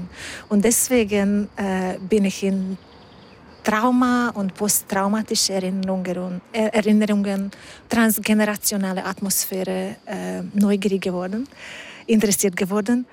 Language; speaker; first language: German; non-native, fluent; Hungarian